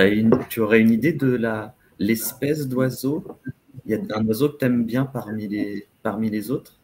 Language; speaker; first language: French; native; French